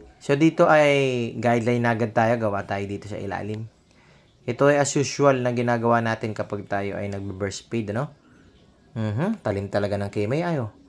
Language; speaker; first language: Filipino; native; Filipino